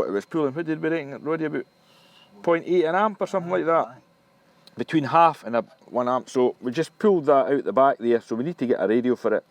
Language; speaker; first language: English; native; English